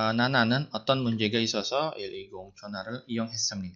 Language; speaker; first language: Korean; non-native, fluent; Indonesian